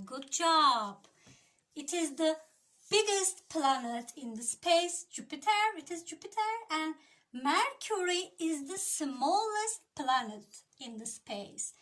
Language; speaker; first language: English; non-native, learner; Turkish